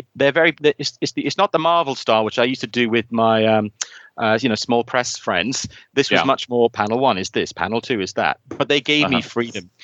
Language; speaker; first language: English; native; English